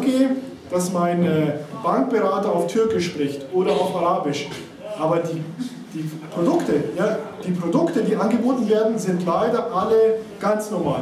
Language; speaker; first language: German; native; German